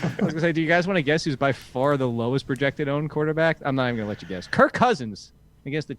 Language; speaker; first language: English; native; English